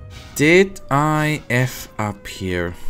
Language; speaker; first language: English; non-native, fluent; German